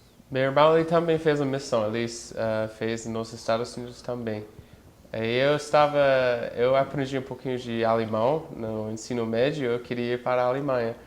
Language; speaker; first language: Portuguese; non-native, fluent; English